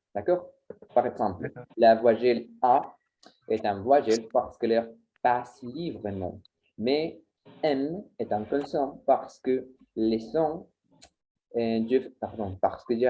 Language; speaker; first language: French; non-native, learner; Spanish